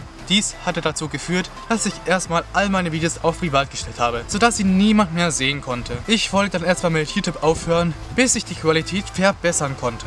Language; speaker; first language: German; native; German